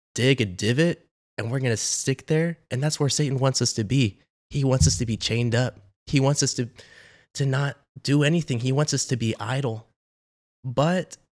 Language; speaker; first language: English; native; English